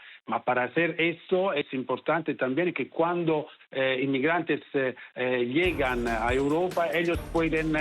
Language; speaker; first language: Spanish; non-native, fluent; Italian